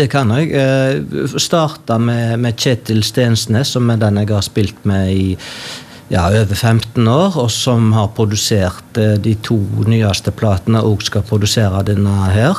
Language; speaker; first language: Norwegian; native; Norwegian